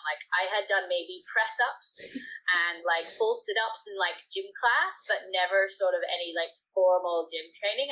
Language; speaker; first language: English; native; English